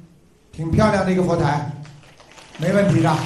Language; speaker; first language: Chinese; native; Chinese